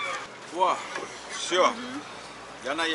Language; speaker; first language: Russian; non-native, learner; English